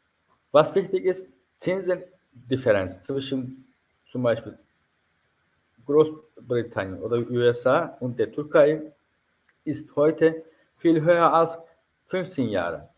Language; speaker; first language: German; non-native, fluent; Turkish